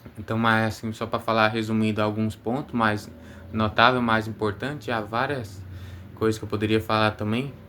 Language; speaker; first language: Portuguese; native; Portuguese